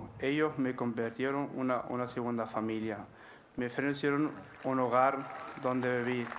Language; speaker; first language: Spanish; non-native, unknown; Arabic